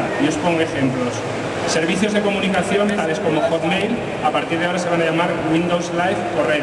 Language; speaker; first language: Spanish; native; Spanish